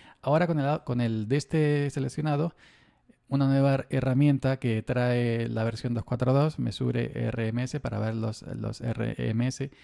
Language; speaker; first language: Spanish; native; Spanish